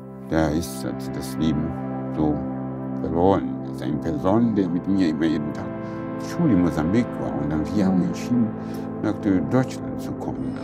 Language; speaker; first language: German; non-native, local second language; Portuguese